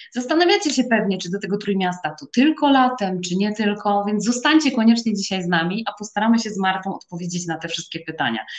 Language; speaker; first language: Polish; native; Polish